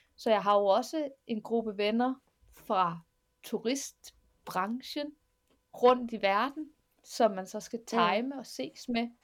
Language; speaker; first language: Danish; native; Danish